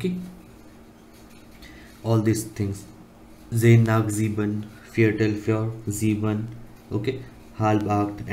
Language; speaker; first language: German; non-native, learner; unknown